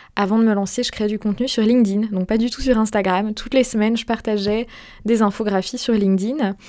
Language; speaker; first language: French; native; French